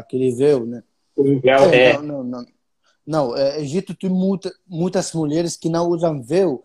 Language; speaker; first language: Portuguese; non-native, fluent; Arabic